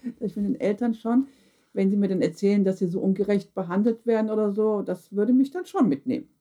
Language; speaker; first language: German; early bilingual, other home language; Turkish